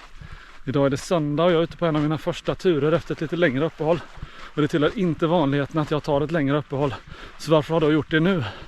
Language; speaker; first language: Swedish; native; Swedish